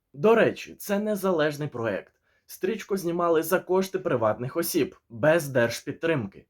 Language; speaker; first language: Ukrainian; native; Ukrainian